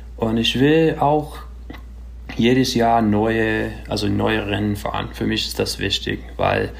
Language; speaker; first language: German; early bilingual, other home language; English